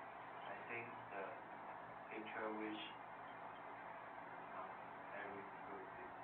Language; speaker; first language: English; non-native, learner; Chinese